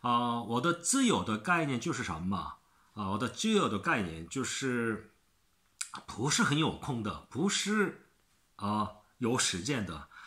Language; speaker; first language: Chinese; non-native, learner; Korean